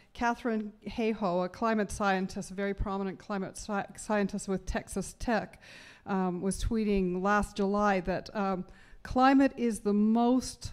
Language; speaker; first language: English; native; English